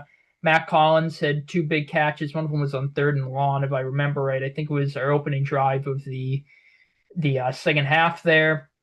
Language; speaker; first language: English; native; English